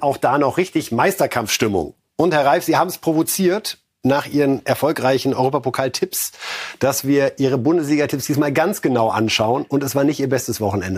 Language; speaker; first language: German; native; German